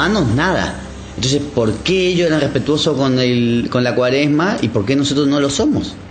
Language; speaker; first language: Spanish; native; Spanish